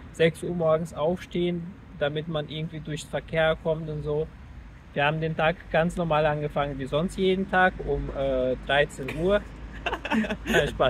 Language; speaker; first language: German; native; German